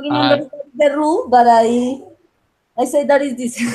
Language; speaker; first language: English; non-native, learner; Spanish